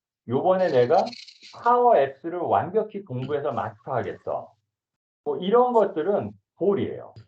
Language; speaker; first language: Korean; native; Korean